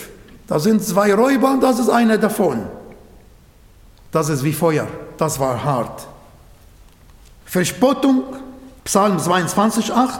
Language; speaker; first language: German; non-native, fluent; Arabic